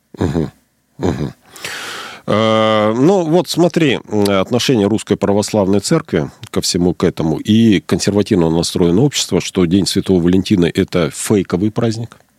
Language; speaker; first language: Russian; native; Russian